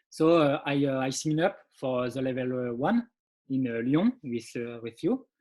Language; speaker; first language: English; non-native, learner; French